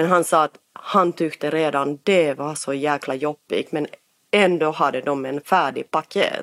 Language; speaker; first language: Swedish; non-native, fluent; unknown